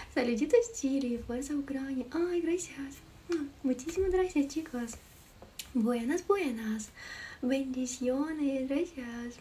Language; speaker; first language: Spanish; non-native, learner; Ukrainian